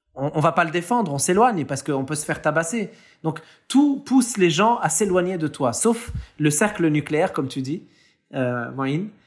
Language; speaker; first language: French; native; French